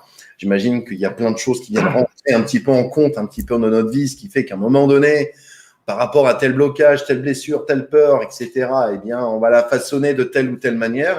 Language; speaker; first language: French; native; French